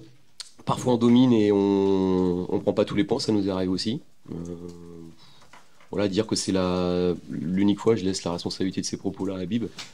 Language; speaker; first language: French; native; French